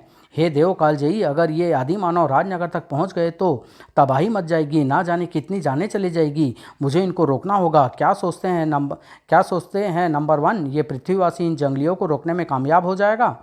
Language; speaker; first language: Hindi; native; Hindi